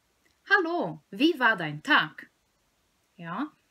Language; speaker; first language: German; non-native, fluent; Portuguese